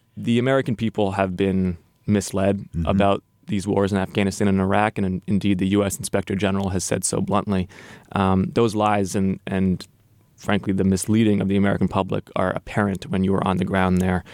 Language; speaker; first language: English; native; English